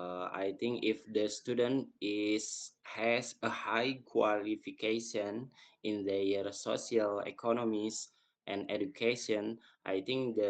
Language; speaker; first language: English; non-native, fluent; Indonesian